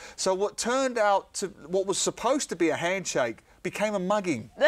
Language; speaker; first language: English; native; English